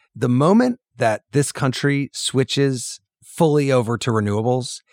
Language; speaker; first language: English; native; English